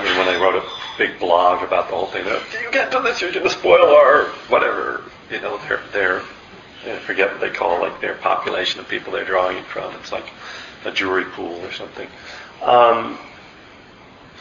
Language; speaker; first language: English; native; English